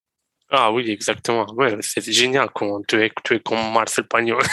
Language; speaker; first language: French; non-native, learner; Romanian